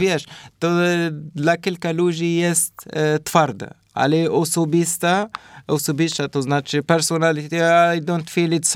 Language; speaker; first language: Polish; non-native, learner; Arabic